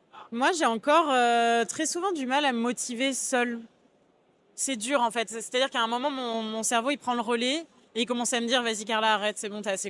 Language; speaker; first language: French; native; French